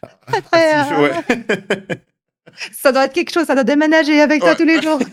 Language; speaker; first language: French; native; French